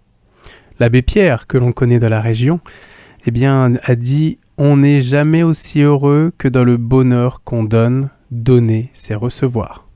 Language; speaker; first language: French; native; French